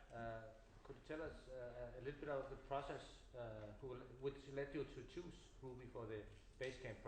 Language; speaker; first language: English; non-native, fluent; Danish